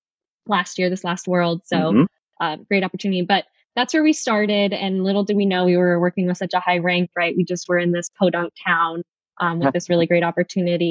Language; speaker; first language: English; native; English